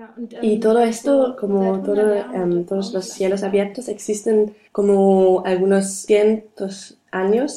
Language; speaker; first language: Spanish; non-native, learner; German